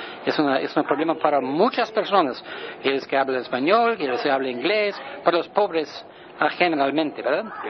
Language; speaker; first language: Spanish; non-native, learner; English